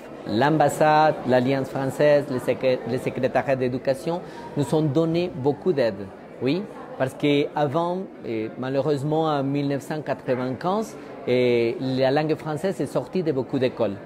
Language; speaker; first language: French; non-native, fluent; Spanish